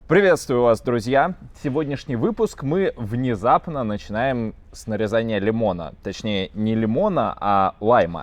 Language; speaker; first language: Russian; native; Russian